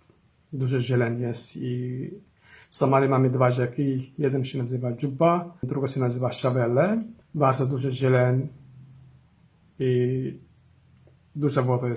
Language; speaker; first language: Polish; non-native, fluent; Somali